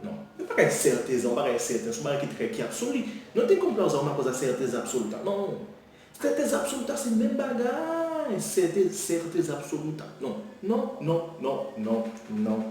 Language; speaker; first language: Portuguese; non-native, learner; Haitian Creole